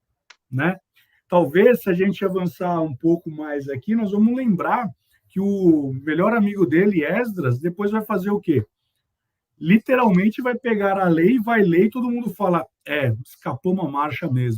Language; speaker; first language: Portuguese; native; Portuguese